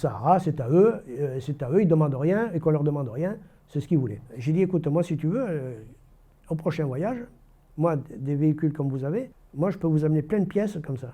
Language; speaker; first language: French; native; French